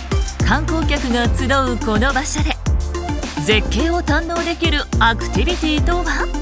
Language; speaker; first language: Japanese; native; Japanese